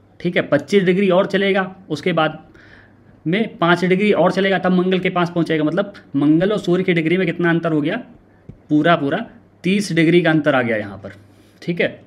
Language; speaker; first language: Hindi; native; Hindi